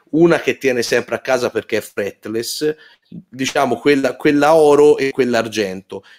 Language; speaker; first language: Italian; native; Italian